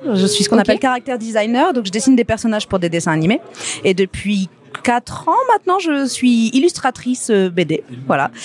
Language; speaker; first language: French; native; French